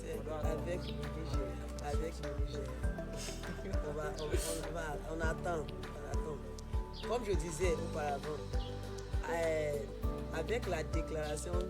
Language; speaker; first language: French; non-native, fluent; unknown